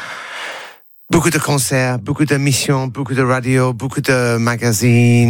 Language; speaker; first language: French; non-native, learner; English